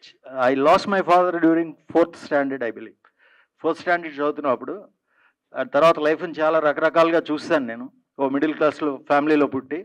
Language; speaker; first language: Telugu; native; Telugu